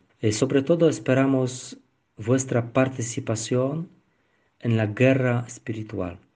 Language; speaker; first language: Spanish; non-native, learner; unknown